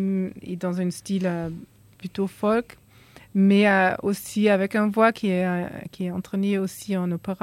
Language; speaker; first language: French; non-native, fluent; German